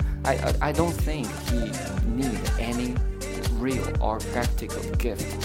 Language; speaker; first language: English; non-native, fluent; Chinese